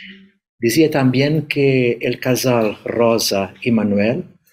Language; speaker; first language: Spanish; non-native, learner; Portuguese